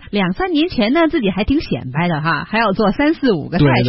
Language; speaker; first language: Chinese; native; Chinese